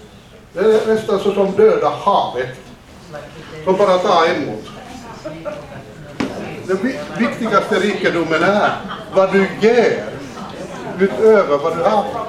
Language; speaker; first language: Swedish; non-native, fluent; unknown